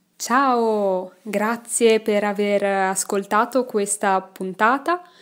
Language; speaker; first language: Italian; native; Italian